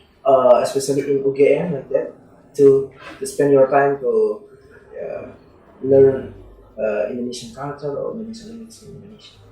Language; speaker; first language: English; non-native, learner; Indonesian